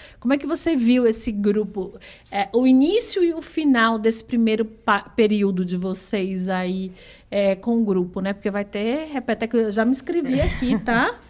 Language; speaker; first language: Portuguese; native; Portuguese